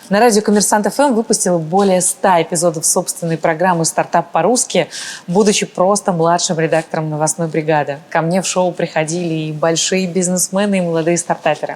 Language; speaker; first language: Russian; early bilingual, other home language; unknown